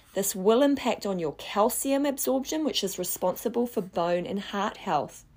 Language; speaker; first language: English; native; English